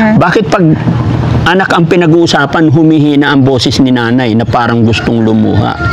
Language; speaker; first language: Filipino; native; Filipino